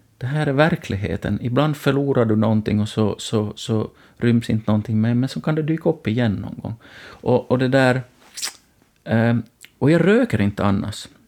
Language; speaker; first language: Swedish; native; Swedish